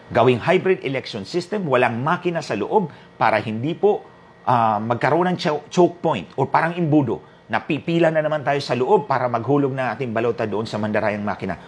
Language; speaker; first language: Filipino; non-native, local second language; Waray